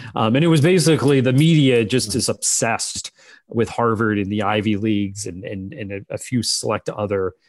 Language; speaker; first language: English; native; English